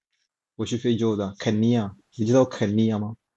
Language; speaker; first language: Chinese; non-native, learner; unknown